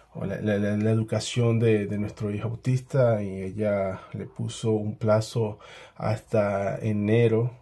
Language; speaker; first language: Spanish; native; Spanish